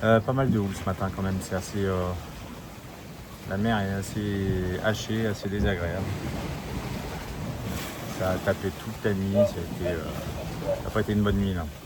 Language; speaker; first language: French; native; French